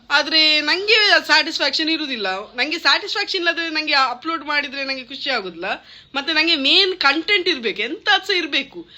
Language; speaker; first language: Kannada; non-native, local second language; Tulu